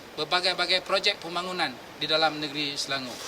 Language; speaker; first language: Malay; native; Malay